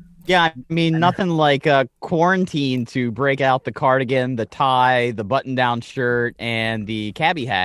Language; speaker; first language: English; native; English